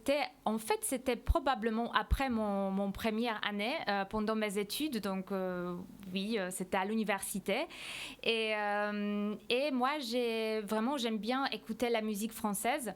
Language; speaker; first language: French; non-native, fluent; Polish